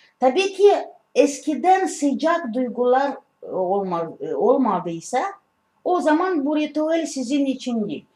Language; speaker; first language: Turkish; non-native, learner; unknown